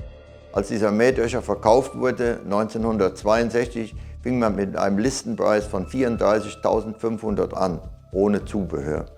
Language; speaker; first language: German; native; German